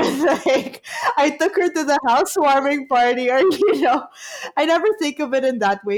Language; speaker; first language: English; non-native, local second language; Filipino